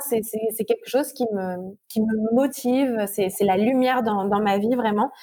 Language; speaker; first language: French; native; French